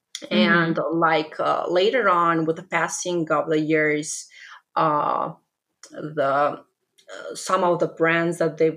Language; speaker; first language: English; non-native, fluent; Albanian